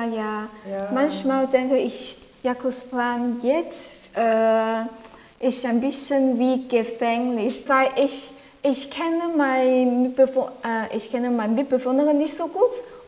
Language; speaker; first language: German; non-native, learner; English